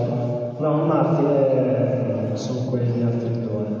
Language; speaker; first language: Italian; native; Italian